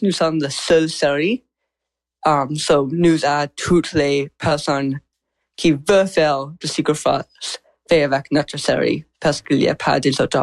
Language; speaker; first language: French; non-native, learner; English